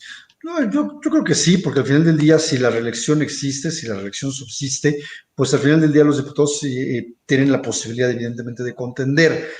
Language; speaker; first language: Spanish; native; Spanish